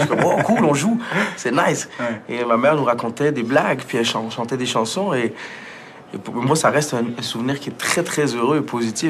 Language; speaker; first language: French; early bilingual, other home language; Arabic